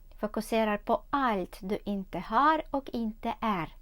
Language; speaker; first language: Swedish; non-native, learner; Ukrainian